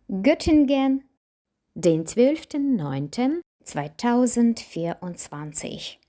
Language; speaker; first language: German; non-native, fluent; Ukrainian